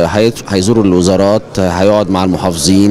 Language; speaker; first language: Arabic; native; Arabic